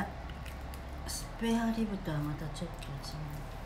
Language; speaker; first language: Japanese; native; Japanese